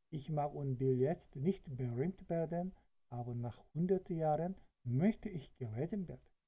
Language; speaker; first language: German; non-native, fluent; Korean